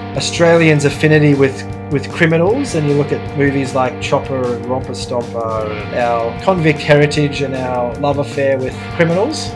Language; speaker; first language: English; native; English